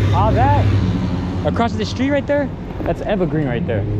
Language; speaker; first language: English; native; English